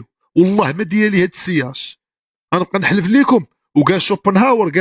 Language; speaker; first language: Arabic; native; Arabic